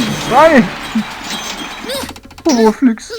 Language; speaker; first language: French; native; French